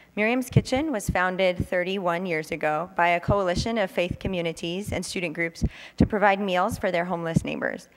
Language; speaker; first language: English; native; English